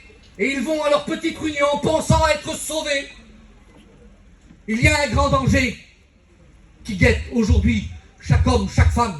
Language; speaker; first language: French; native; French